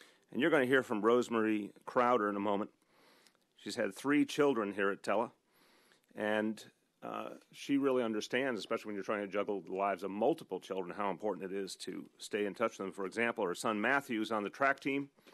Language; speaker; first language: English; native; English